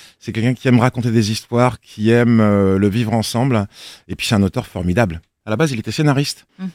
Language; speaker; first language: French; native; French